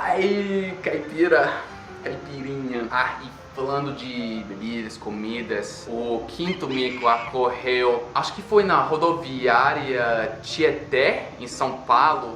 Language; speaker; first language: Portuguese; non-native, fluent; English